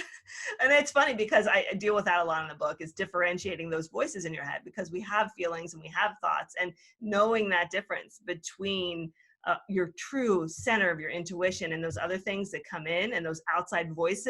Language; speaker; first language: English; native; English